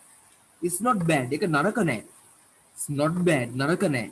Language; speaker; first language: English; non-native, local second language; Sinhala